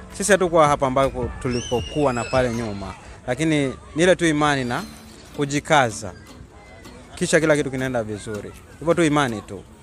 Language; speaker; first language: Swahili; native; Swahili